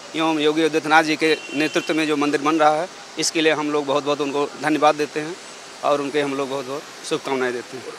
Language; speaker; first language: Hindi; native; Hindi